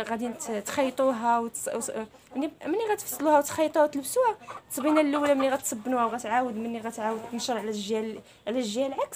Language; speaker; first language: Arabic; native; Arabic